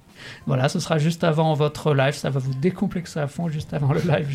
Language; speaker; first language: French; native; French